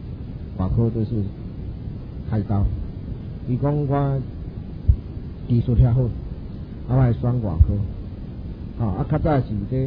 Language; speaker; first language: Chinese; non-native, local second language; Min Nan Chinese